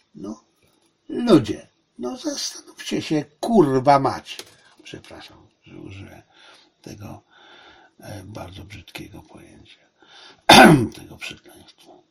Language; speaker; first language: Polish; non-native, fluent; Chinese